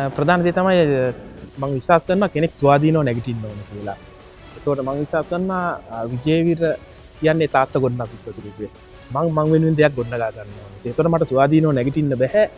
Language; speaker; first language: Sinhala; native; Sinhala